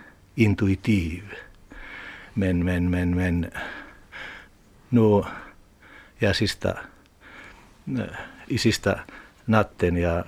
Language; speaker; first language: Swedish; non-native, learner; Finnish